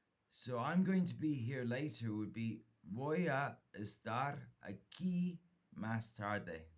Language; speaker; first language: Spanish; non-native, fluent; English